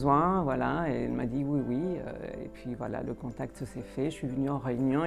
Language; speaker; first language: French; native; French